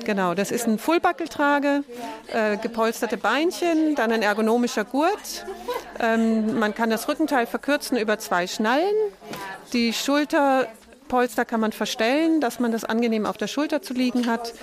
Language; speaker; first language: German; native; German